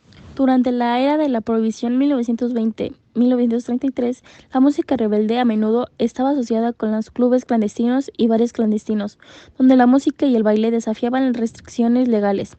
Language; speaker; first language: Spanish; native; Spanish